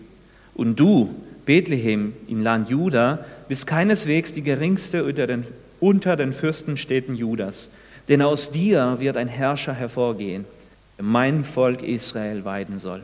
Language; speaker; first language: German; non-native, fluent; Spanish